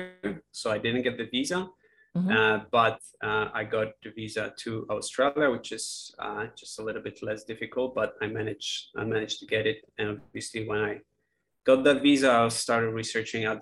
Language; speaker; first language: English; non-native, fluent; Polish